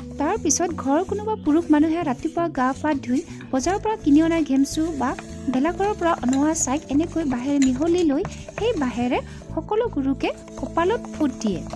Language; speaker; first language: Assamese; non-native, local second language; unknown